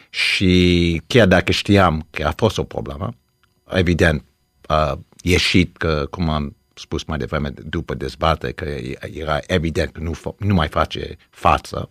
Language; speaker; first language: Romanian; early bilingual, heritage; Romanian